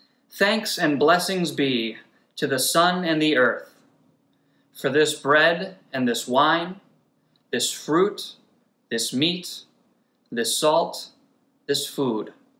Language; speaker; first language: English; native; English